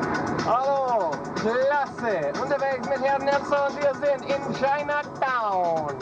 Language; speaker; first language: German; non-native, learner; English